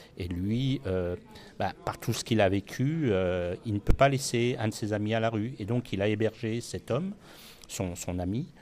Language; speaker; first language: French; native; French